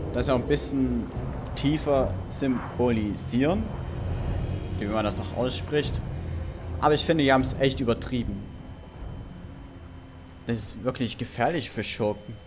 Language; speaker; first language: German; native; German